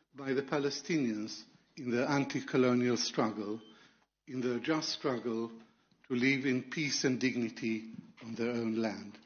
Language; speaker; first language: English; non-native, fluent; Arabic